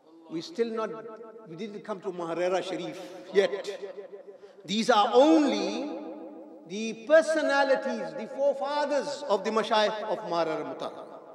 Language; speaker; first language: English; non-native, local second language; Urdu